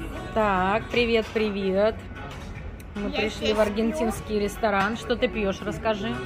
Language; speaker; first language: Russian; native; Russian